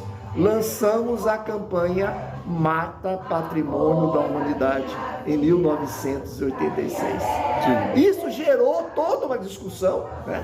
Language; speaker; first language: Portuguese; native; Portuguese